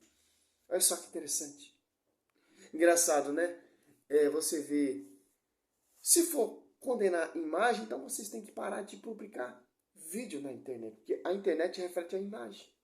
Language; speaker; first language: Portuguese; native; Portuguese